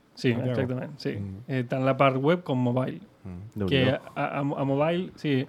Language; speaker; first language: Catalan; non-native, local second language; Spanish